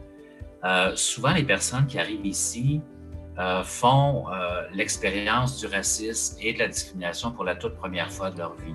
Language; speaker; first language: French; native; French